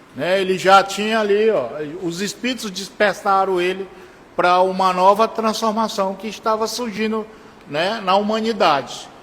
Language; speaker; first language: Portuguese; native; Portuguese